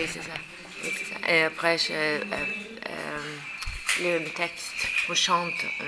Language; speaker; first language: French; non-native, learner; Norwegian